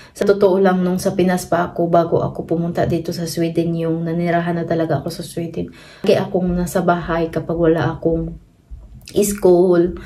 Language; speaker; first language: Filipino; non-native, local second language; Cebuano